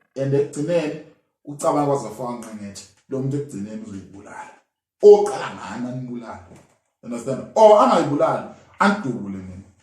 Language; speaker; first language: Zulu; native; Zulu